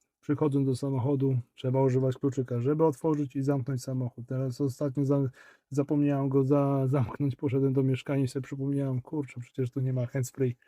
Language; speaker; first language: Polish; native; Polish